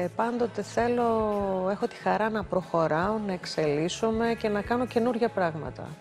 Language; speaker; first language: Greek; native; Greek